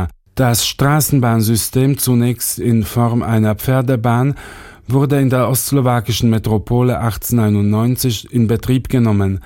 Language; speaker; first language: German; native; German